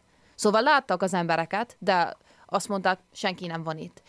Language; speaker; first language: Hungarian; early bilingual, heritage; English